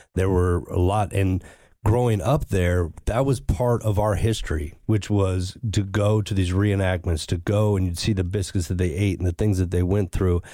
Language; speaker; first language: English; native; English